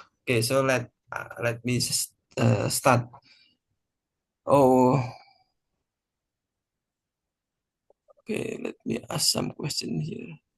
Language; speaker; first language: English; non-native, fluent; Indonesian